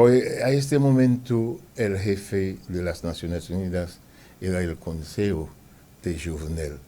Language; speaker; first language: Spanish; non-native, fluent; Haitian Creole